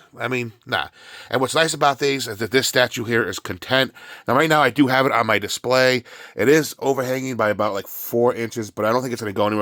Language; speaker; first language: English; native; English